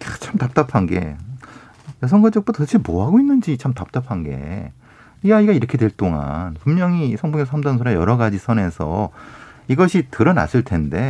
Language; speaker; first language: Korean; native; Korean